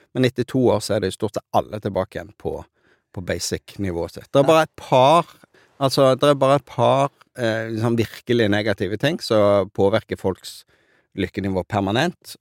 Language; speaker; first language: Norwegian; native; Norwegian